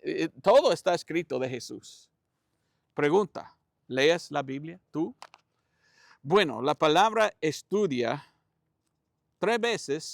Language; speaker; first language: Spanish; non-native, fluent; English